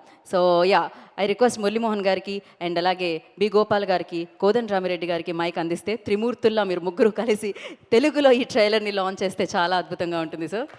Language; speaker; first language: Telugu; native; Telugu